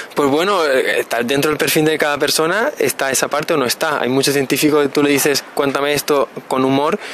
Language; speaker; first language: Spanish; native; Spanish